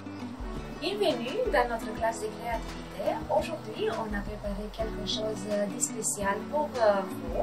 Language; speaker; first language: French; non-native, fluent; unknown